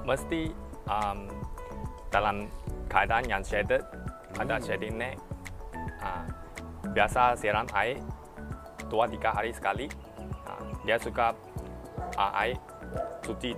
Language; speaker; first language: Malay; non-native, local second language; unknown